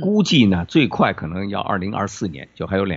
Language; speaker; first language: Chinese; native; Chinese